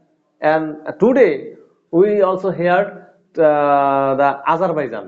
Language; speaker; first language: English; non-native, learner; Bangla